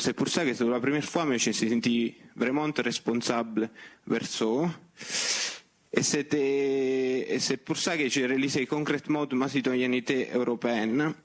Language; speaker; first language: French; non-native, fluent; Italian